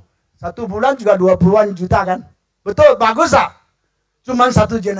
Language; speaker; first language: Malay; non-native, local second language; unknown